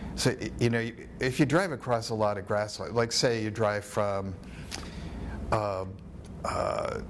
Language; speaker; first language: English; native; English